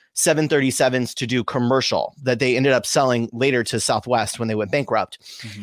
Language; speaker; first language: English; native; English